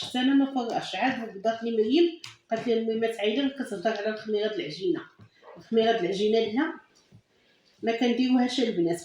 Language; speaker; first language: Arabic; native; Arabic